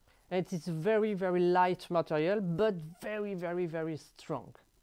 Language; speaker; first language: English; non-native, learner; French